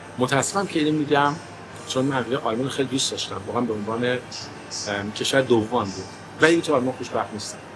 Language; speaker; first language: Persian; early bilingual, heritage; Persian